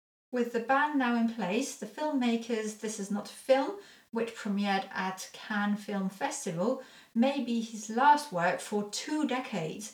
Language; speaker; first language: English; non-native, fluent; French